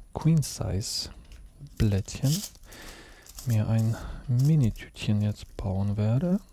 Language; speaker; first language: German; early bilingual, other home language; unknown